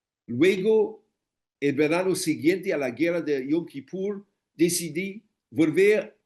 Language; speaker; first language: Spanish; non-native, fluent; English